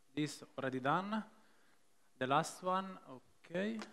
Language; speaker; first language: English; non-native, fluent; Italian